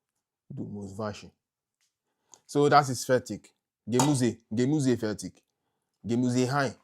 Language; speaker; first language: German; non-native, learner; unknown